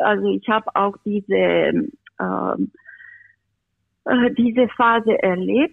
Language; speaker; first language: German; non-native, fluent; Romanian